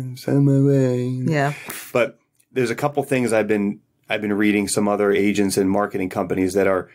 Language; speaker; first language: English; native; English